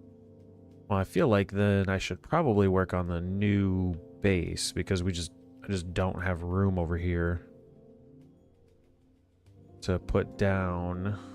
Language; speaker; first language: English; native; English